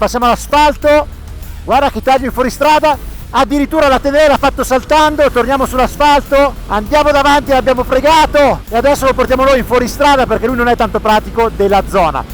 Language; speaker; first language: Italian; native; Italian